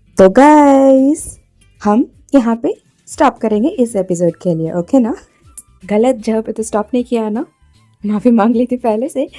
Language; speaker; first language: Hindi; non-native, local second language; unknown